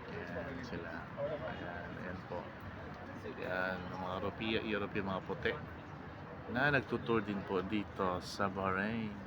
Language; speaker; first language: Filipino; native; Filipino